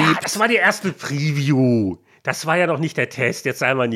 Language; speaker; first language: German; native; German